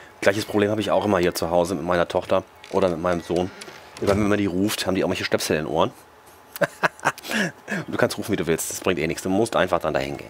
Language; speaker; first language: German; native; German